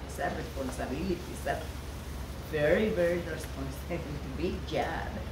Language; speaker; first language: English; non-native, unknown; Spanish